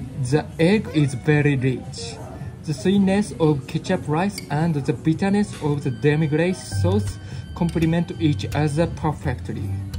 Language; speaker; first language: English; non-native, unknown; Japanese